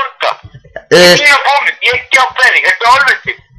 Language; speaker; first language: Icelandic; non-native, learner; Polish